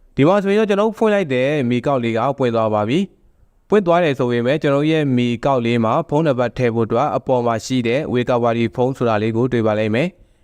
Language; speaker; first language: Burmese; native; Burmese